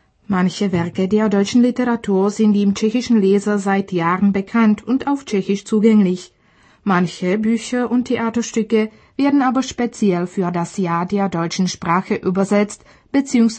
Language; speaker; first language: German; native; German